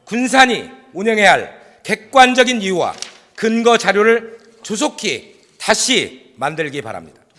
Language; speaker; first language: Korean; native; Korean